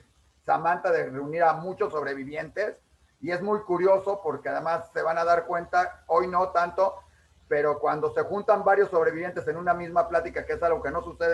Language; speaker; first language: Spanish; native; Spanish